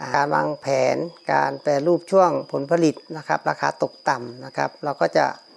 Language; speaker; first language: Thai; native; Thai